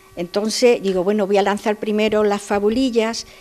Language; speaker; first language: Spanish; native; Spanish